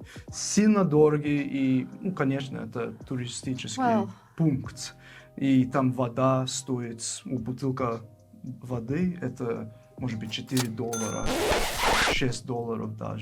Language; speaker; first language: Russian; non-native, fluent; English